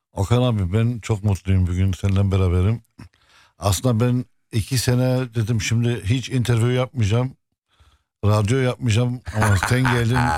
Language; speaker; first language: Turkish; non-native, local second language; Arabic